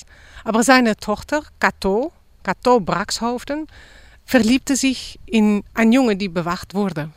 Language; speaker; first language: German; non-native, fluent; Dutch